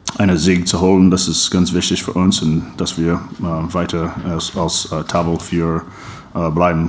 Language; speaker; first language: German; non-native, fluent; English